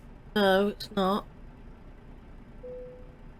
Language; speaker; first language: English; native; English